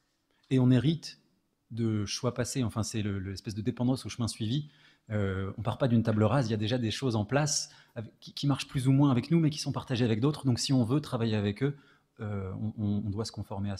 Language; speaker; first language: French; native; French